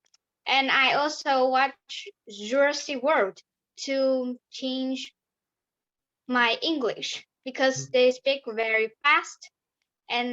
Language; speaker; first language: English; non-native, learner; Vietnamese